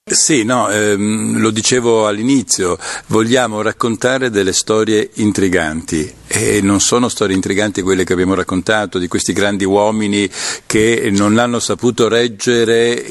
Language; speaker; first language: Italian; native; Italian